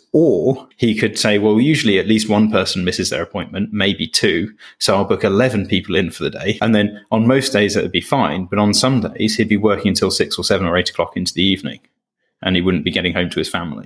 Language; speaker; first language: English; native; English